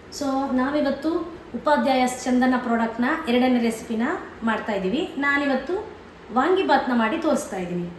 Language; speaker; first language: Kannada; native; Kannada